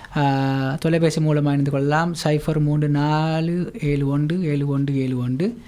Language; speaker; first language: Tamil; non-native, local second language; Sinhala